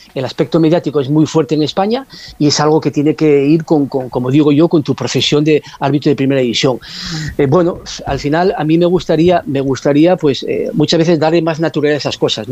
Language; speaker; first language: Spanish; native; Spanish